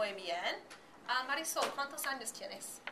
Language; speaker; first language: Spanish; non-native, fluent; English